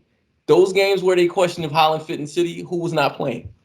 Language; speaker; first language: English; native; English